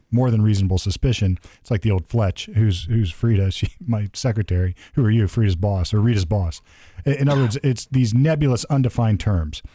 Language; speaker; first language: English; native; English